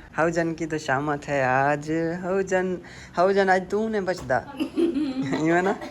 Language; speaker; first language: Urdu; non-native, local second language; Punjabi